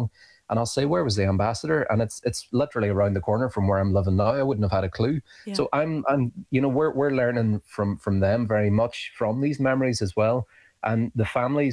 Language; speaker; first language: English; native; English